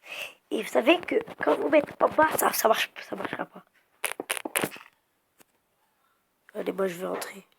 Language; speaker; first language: French; early bilingual, other home language; Arabic